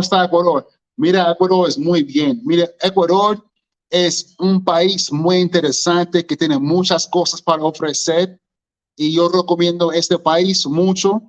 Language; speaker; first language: Spanish; non-native, learner; English